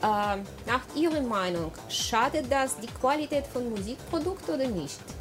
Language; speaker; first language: German; non-native, learner; Russian